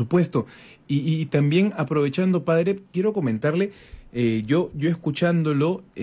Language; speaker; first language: Spanish; native; Spanish